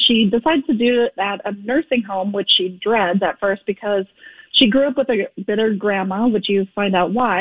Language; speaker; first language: English; native; English